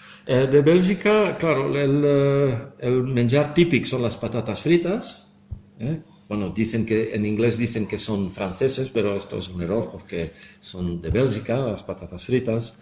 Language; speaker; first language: Spanish; non-native, fluent; Dutch